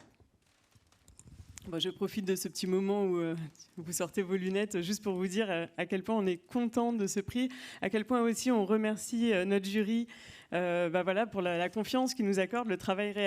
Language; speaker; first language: French; native; French